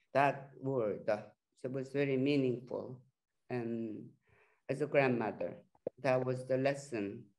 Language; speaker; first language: English; non-native, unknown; Korean